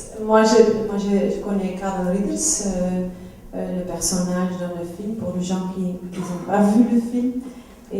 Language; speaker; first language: French; non-native, local second language; Dutch